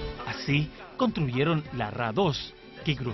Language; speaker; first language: Spanish; native; Spanish